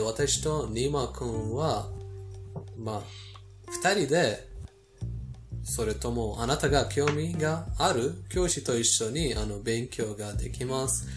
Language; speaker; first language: Japanese; non-native, fluent; Persian